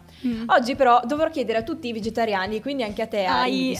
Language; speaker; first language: Italian; native; Italian